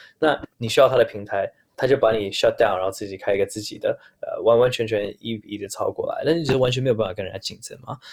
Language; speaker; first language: Chinese; early bilingual, heritage; Chinese